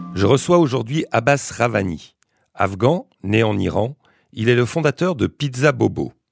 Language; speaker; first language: French; native; French